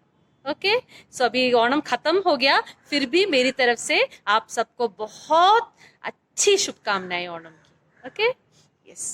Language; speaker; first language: Hindi; non-native, fluent; Malayalam